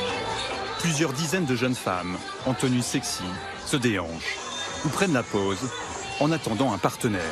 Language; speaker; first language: French; native; French